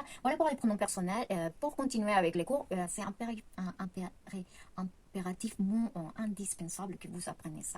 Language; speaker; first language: French; non-native, fluent; Spanish